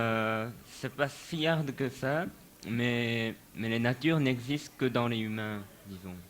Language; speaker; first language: French; non-native, fluent; Japanese